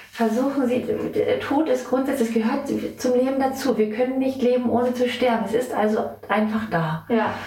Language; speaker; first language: German; native; German